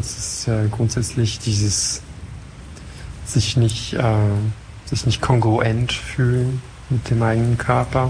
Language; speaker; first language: German; non-native, fluent; French